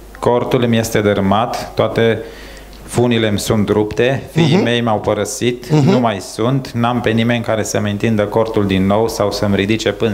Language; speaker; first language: Romanian; native; Romanian